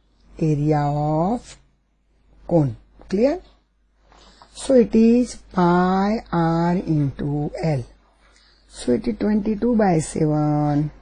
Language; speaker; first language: English; non-native, local second language; Gujarati